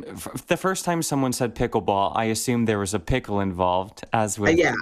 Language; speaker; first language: English; native; English